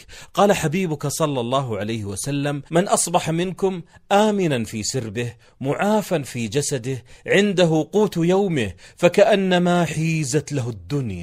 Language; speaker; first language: Arabic; native; Arabic